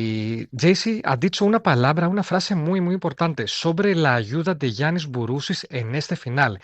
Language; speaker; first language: Spanish; non-native, fluent; Greek